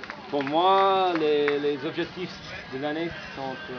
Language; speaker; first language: French; non-native, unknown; English